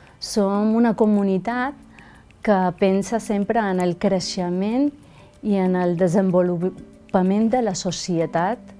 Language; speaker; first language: Catalan; early bilingual, other home language; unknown